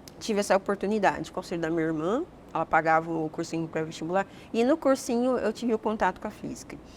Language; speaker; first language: Portuguese; native; Portuguese